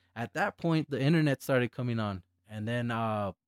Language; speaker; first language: English; early bilingual, other home language; Spanish